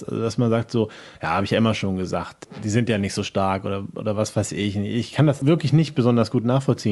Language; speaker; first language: German; native; German